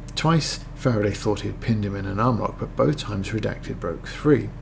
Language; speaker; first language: English; native; English